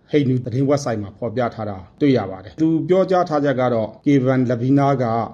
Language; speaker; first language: Burmese; native; Burmese